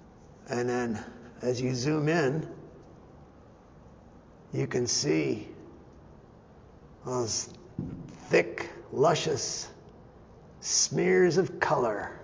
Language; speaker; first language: English; native; English